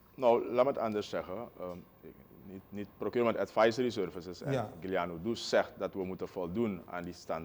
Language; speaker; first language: Dutch; native; Dutch